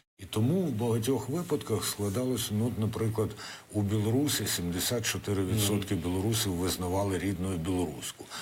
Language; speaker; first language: Ukrainian; non-native, local second language; Russian